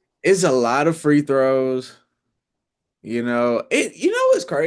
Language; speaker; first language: English; native; English